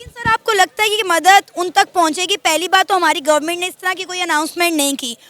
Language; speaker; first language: Urdu; native; Urdu